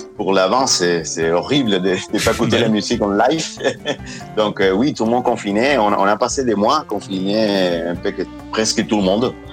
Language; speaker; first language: French; non-native, fluent; Spanish